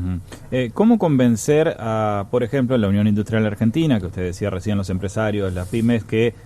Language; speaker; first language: Spanish; native; Spanish